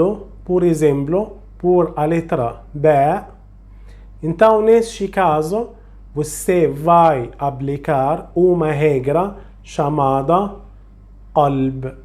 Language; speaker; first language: Portuguese; non-native, fluent; Arabic